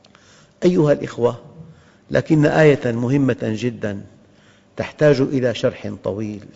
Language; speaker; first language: Arabic; native; Arabic